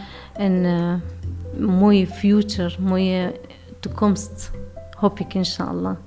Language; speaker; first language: Dutch; non-native, learner; Arabic